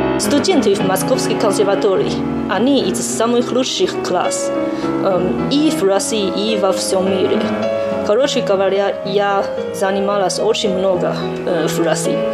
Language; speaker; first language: Russian; non-native, learner; Chinese